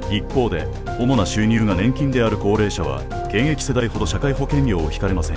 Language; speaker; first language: Japanese; native; Japanese